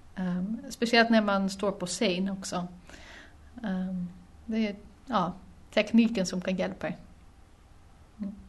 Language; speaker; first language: Swedish; non-native, fluent; Dutch